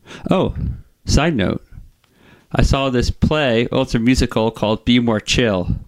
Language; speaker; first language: English; native; English